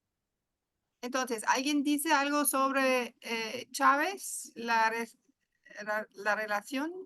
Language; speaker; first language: Spanish; non-native, fluent; German